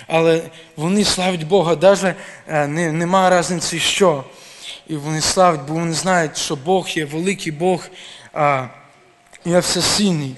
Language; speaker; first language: Ukrainian; early bilingual, heritage; Ukrainian